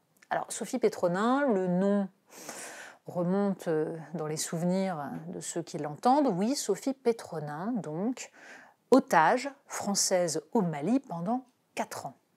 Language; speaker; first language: French; native; French